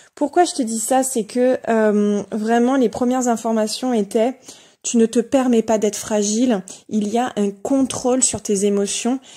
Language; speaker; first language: French; native; French